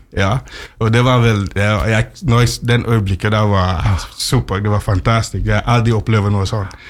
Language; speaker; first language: Norwegian; non-native, fluent; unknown